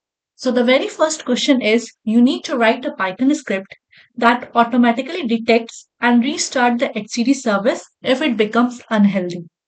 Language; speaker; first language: English; non-native, local second language; Hindi